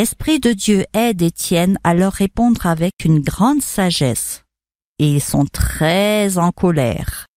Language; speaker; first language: French; native; French